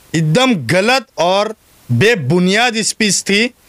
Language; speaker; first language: Hindi; non-native, local second language; Urdu